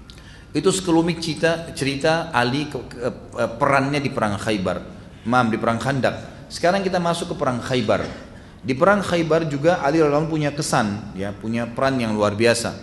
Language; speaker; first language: Indonesian; native; Indonesian